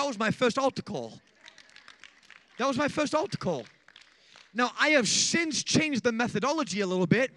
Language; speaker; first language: English; native; English